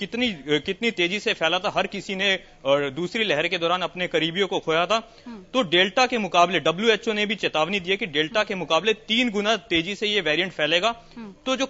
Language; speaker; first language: Hindi; native; Hindi